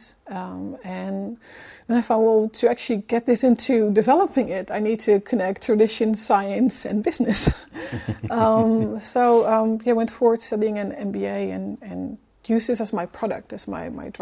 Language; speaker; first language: English; non-native, fluent; Dutch